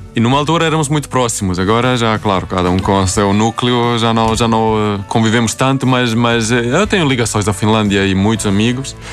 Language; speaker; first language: Portuguese; non-native, fluent; Swedish